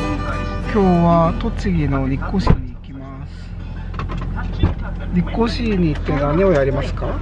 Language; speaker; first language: Japanese; non-native, fluent; Korean